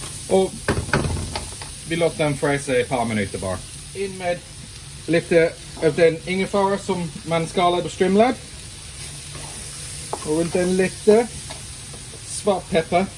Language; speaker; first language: Swedish; non-native, fluent; English